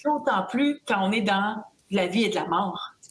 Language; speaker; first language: French; native; French